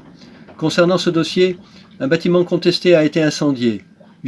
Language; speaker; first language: French; native; French